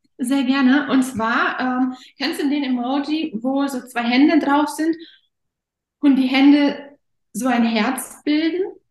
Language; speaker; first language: German; early bilingual, other home language; Russian